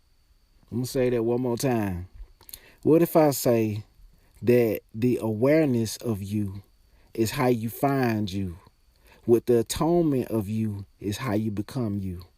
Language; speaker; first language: English; native; English